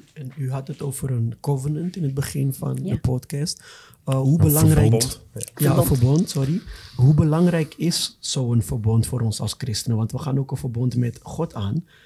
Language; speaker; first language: Dutch; non-native, fluent; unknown